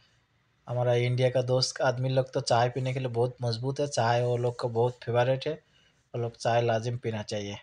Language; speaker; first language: Hindi; non-native, learner; Bangla